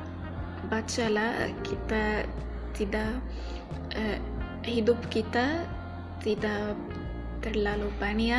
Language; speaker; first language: Indonesian; non-native, learner; Arabic